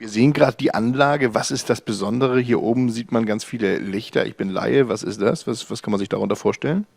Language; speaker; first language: German; native; German